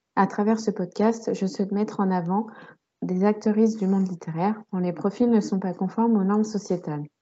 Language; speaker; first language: French; native; French